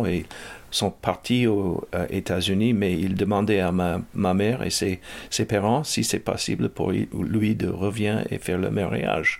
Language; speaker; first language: French; early bilingual, heritage; English